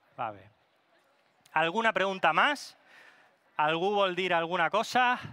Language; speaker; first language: Spanish; non-native, local second language; Catalan